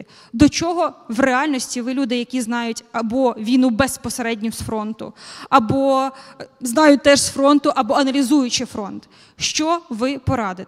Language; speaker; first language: Ukrainian; native; Ukrainian